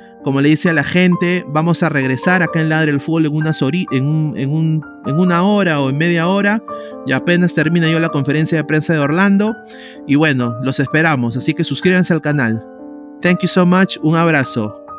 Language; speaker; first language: Spanish; native; Spanish